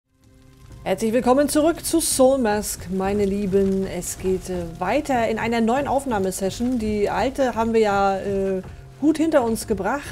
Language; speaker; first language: German; native; German